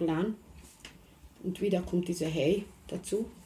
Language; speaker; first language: German; non-native, local second language; Romany